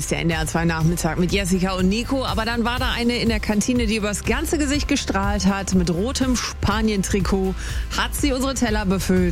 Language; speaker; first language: German; native; German